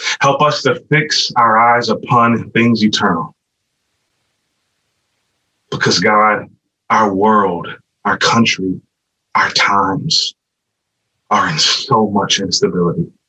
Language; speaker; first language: English; native; English